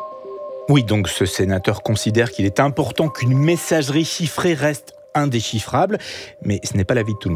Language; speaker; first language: French; native; French